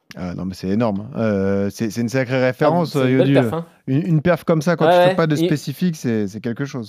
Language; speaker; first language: French; native; French